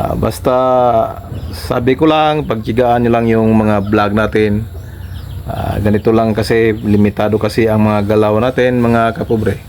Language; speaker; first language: Filipino; non-native, local second language; Cebuano